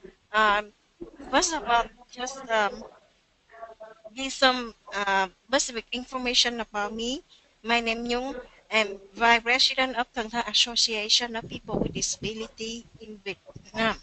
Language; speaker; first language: English; non-native, learner; Vietnamese